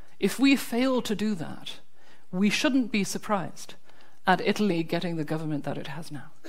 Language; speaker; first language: English; non-native, fluent; German